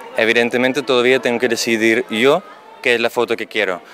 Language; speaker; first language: Spanish; non-native, fluent; Dutch